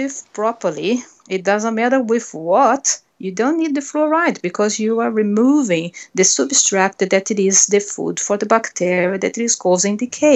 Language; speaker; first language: English; non-native, fluent; Portuguese